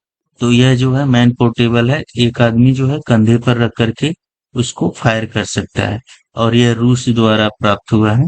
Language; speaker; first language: Hindi; native; Hindi